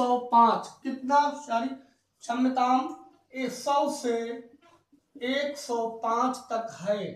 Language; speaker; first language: Hindi; native; Hindi